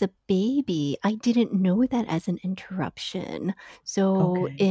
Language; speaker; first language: English; non-native, fluent; Chinese